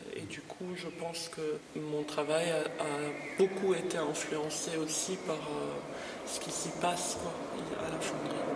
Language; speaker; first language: French; non-native, local second language; Arabic